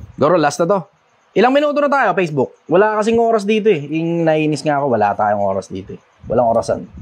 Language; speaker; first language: Filipino; native; Filipino